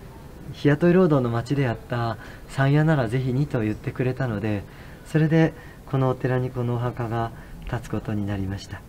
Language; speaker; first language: Japanese; native; Japanese